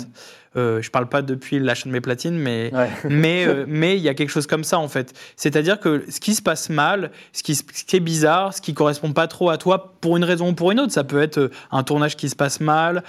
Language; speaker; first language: French; native; French